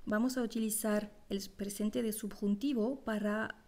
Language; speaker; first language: Spanish; non-native, fluent; French